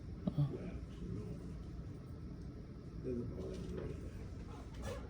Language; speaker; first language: English; non-native, fluent; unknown